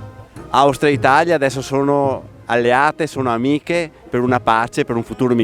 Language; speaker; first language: Italian; native; Italian